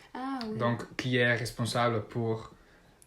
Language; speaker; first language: French; non-native, learner; Dutch